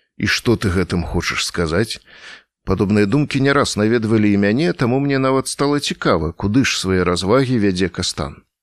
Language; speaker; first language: Belarusian; native; Belarusian